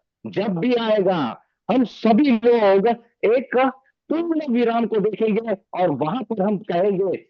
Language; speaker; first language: Hindi; native; Hindi